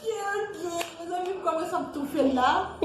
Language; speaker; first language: French; non-native, learner; Haitian Creole